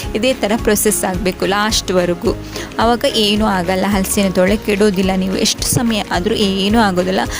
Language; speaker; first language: Kannada; non-native, local second language; Tulu